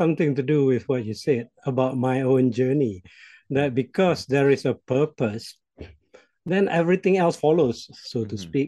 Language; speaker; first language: English; non-native, local second language; Malay